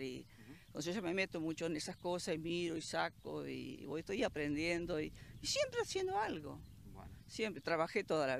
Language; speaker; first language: Spanish; native; Spanish